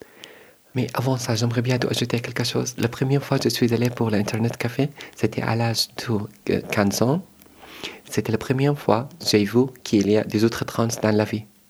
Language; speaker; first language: French; non-native, learner; Arabic